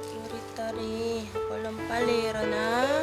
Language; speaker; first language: Korean; non-native, learner; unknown